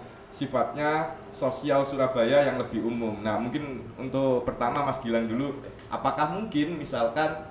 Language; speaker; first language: Indonesian; non-native, local second language; Javanese